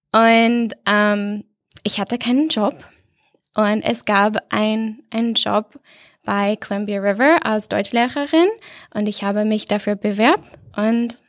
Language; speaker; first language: German; non-native, fluent; English